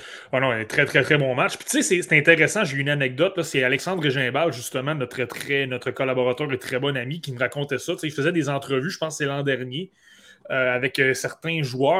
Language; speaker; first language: French; native; French